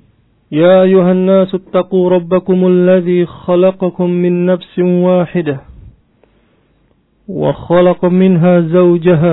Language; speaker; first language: Arabic; non-native, fluent; Indonesian